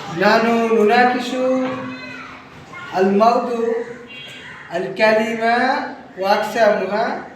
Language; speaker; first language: Arabic; non-native, fluent; Bangla